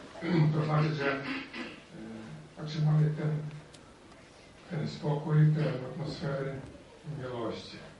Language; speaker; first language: Polish; non-native, learner; Ukrainian